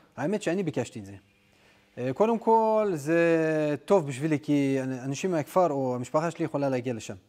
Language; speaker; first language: Hebrew; non-native, local second language; Adyghe